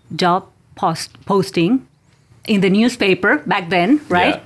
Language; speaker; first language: English; non-native, fluent; Spanish